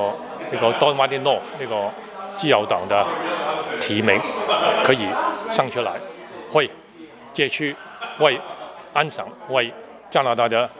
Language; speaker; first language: Chinese; non-native, fluent; Cantonese